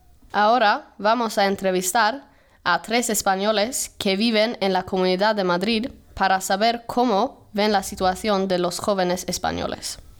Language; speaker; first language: Spanish; non-native, fluent; Swedish